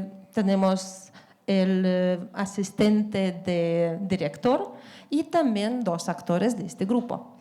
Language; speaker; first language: Spanish; non-native, fluent; Lithuanian